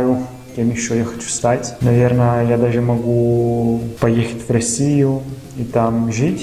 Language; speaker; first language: Russian; non-native, fluent; Italian